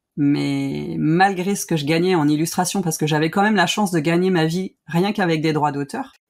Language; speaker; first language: French; native; French